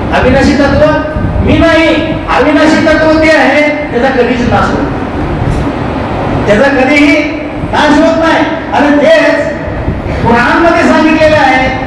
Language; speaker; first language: Marathi; non-native, local second language; Urdu